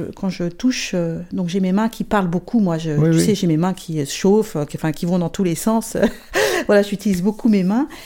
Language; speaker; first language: French; native; French